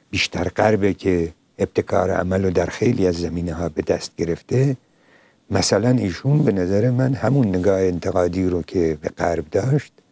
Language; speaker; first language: Persian; non-native, local second language; Central Kurdish